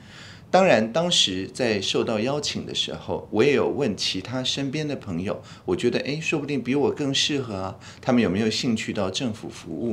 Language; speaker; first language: Chinese; native; Chinese